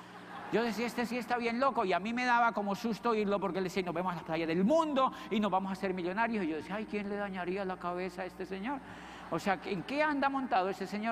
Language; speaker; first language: Spanish; native; Spanish